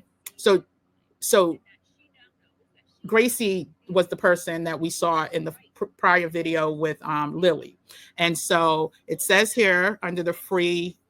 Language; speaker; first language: English; native; English